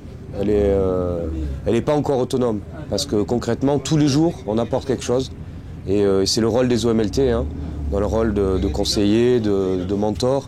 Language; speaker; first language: French; native; French